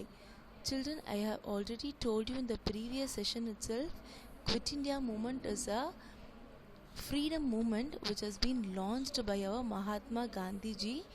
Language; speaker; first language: English; non-native, local second language; Tamil